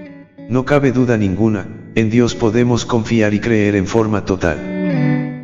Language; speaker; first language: Spanish; native; Spanish